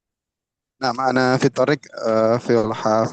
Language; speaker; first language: Arabic; non-native, learner; Indonesian